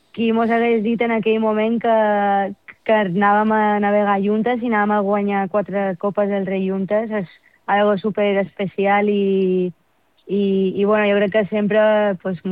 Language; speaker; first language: Catalan; native; Catalan